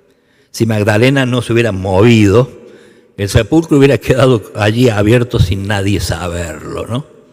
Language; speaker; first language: Spanish; native; Spanish